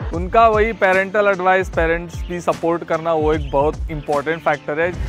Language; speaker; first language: Hindi; non-native, local second language; Kannada